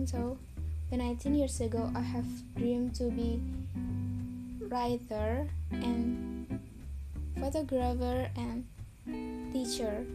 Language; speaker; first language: English; non-native, learner; Indonesian